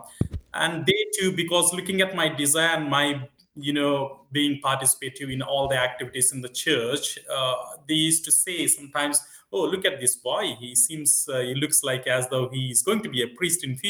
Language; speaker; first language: English; non-native, local second language; Telugu